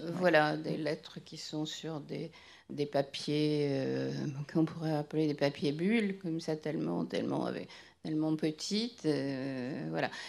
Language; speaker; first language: French; native; French